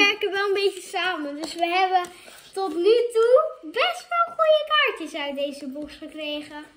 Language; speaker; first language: Dutch; native; Dutch